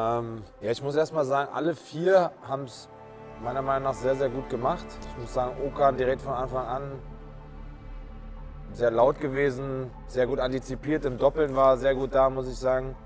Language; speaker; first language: German; native; German